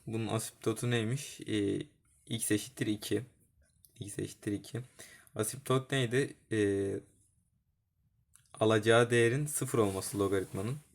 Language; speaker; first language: Turkish; native; Turkish